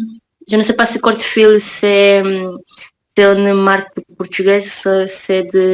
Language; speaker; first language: French; non-native, learner; Portuguese